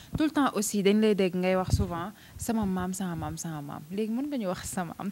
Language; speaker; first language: Wolof; native; Wolof